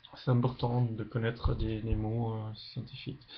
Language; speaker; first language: French; non-native, learner; English